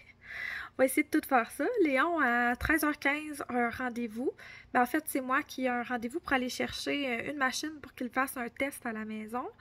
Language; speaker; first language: French; native; French